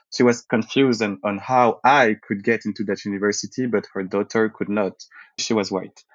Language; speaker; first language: English; early bilingual, other home language; French